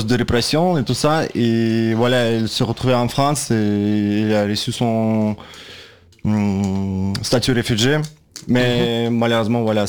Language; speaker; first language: French; non-native, fluent; Russian